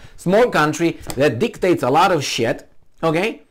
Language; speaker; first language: English; non-native, fluent; Romanian